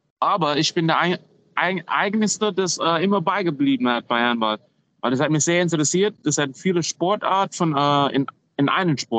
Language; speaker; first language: German; non-native, fluent; English